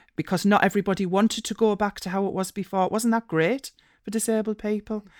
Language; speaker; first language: English; native; English